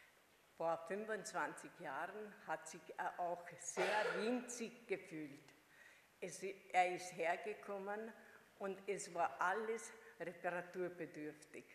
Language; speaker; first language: German; non-native, fluent; Hungarian